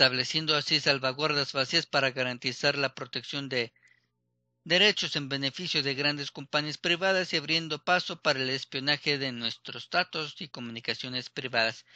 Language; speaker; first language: Spanish; native; Spanish